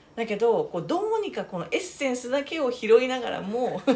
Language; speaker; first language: Japanese; early bilingual, other home language; Chinese